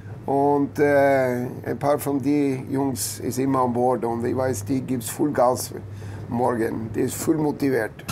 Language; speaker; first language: German; non-native, learner; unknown